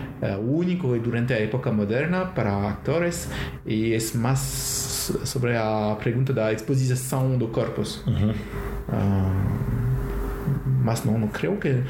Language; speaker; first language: Portuguese; non-native, learner; French